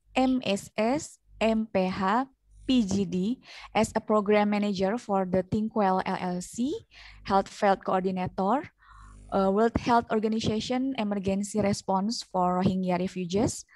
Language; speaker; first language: English; non-native, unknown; Indonesian